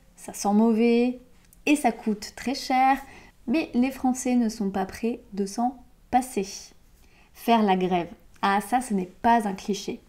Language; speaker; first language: French; native; French